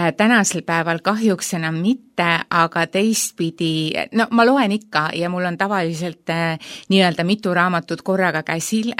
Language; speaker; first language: Estonian; native; Estonian